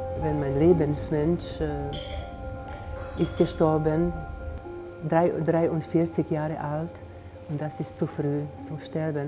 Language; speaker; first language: German; non-native, fluent; Slovak